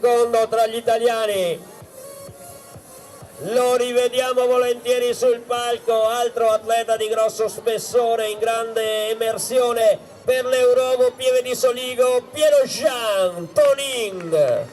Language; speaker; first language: Italian; native; Italian